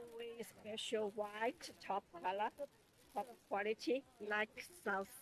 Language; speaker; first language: English; non-native, learner; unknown